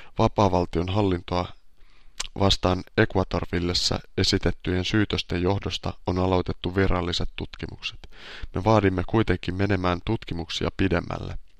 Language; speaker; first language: Finnish; native; Finnish